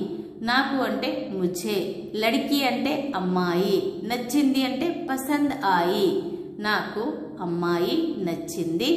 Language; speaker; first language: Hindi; non-native, local second language; Telugu